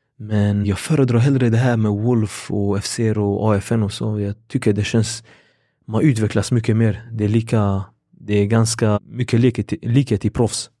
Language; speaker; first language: Swedish; early bilingual, other home language; Kurdish